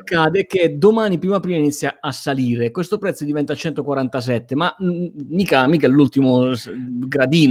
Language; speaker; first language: Italian; native; Italian